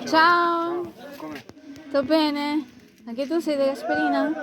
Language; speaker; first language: Italian; non-native, learner; Spanish